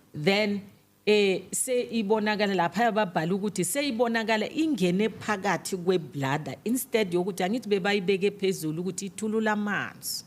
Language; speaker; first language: Zulu; non-native, local second language; Tsonga